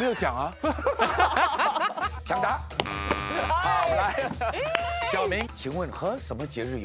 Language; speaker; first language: Chinese; native; Chinese